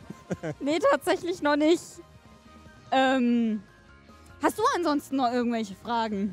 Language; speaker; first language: German; native; German